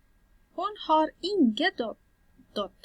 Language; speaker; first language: Swedish; non-native, fluent; Persian